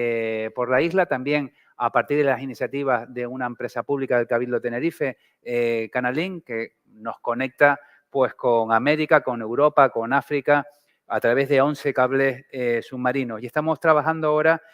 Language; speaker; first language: Spanish; native; Spanish